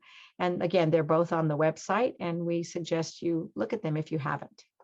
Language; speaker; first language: English; native; English